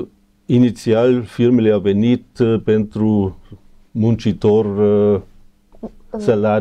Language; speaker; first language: Romanian; non-native, learner; German